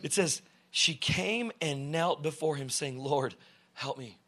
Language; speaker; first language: English; early bilingual, other home language; Russian